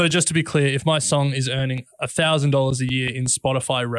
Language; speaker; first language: English; native; English